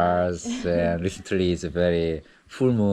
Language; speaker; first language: English; non-native, learner; Korean